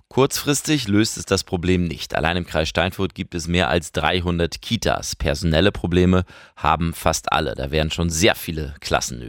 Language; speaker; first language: German; native; German